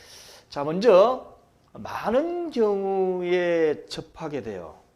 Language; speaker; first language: Korean; native; Korean